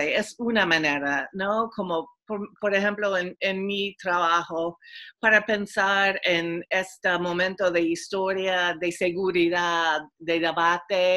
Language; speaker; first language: Spanish; non-native, fluent; English